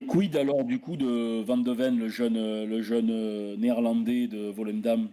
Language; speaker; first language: French; native; French